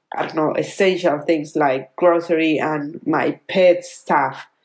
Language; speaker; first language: English; non-native, fluent; Spanish